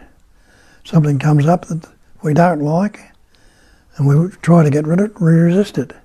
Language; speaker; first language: English; native; English